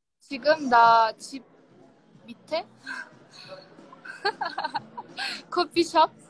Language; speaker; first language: Korean; non-native, fluent; Russian